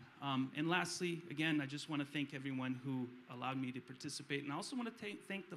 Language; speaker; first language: English; early bilingual, other home language; Romanian